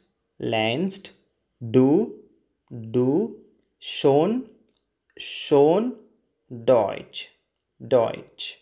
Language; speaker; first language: German; non-native, learner; Tamil